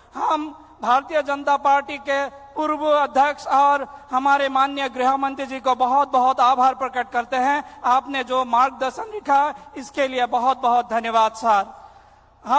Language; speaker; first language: Hindi; non-native, local second language; Assamese